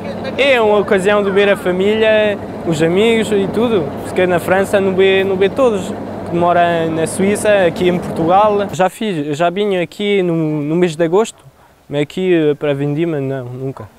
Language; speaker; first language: Portuguese; early bilingual, heritage; Portuguese